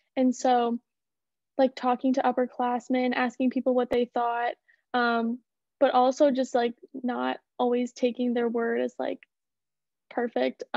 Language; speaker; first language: English; native; English